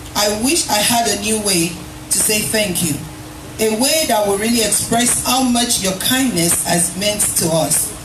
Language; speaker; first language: English; non-native, local second language; Yoruba